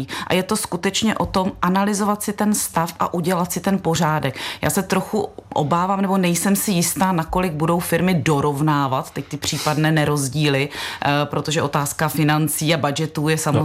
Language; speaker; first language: Czech; native; Czech